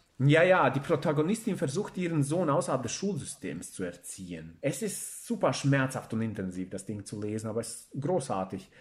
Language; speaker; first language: German; early bilingual, other home language; Bosnian